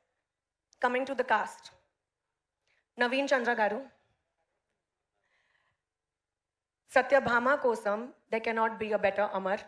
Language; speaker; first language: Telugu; non-native, learner; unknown